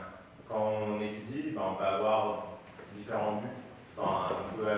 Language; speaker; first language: French; native; French